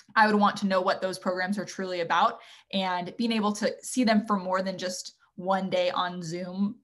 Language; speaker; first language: English; native; English